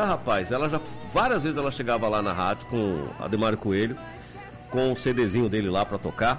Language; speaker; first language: Portuguese; native; Portuguese